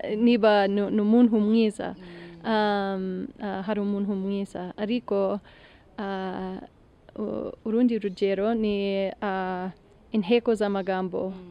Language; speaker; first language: Kinyarwanda; non-native, learner; English